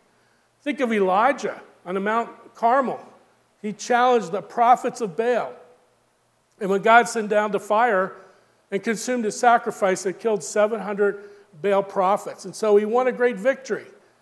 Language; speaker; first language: English; native; English